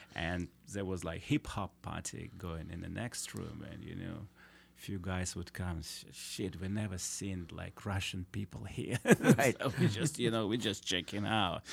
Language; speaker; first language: English; non-native, fluent; Russian